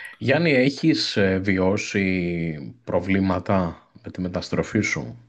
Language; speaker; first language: Greek; native; Greek